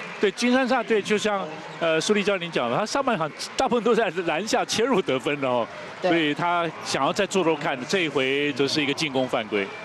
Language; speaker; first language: Chinese; native; Chinese